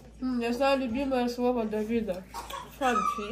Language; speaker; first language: Russian; native; Russian